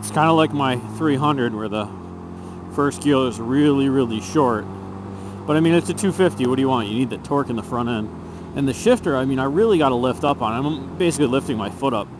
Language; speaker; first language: English; native; English